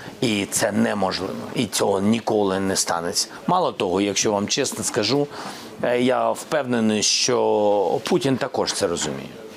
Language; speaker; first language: Ukrainian; non-native, local second language; Russian